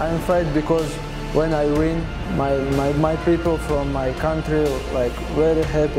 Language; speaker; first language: English; non-native, learner; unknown